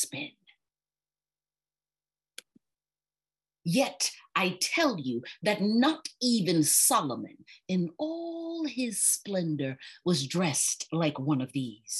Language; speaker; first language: English; native; English